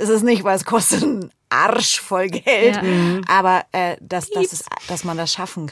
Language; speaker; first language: German; native; German